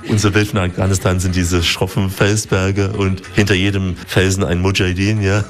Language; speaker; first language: German; native; German